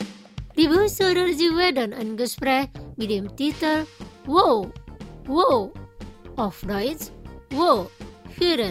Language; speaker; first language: German; non-native, fluent; Indonesian